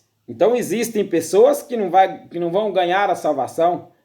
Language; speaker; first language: Portuguese; native; Portuguese